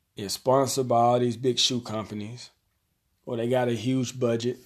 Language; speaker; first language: English; native; English